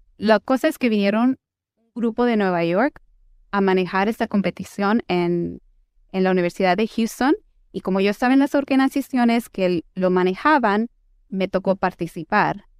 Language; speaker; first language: Spanish; early bilingual, heritage; Spanish